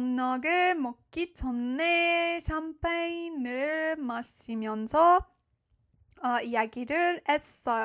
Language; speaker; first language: Korean; non-native, learner; English